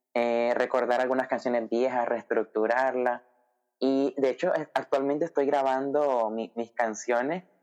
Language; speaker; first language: Spanish; native; Spanish